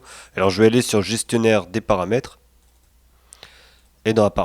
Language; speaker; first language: French; native; French